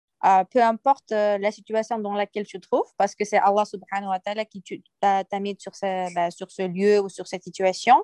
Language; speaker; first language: French; non-native, fluent; Uyghur